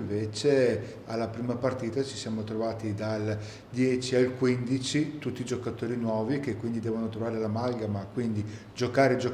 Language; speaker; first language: Italian; native; Italian